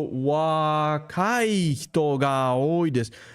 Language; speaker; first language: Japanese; non-native, learner; Greek